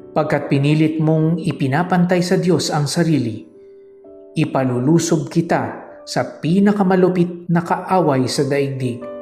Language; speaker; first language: Filipino; native; Filipino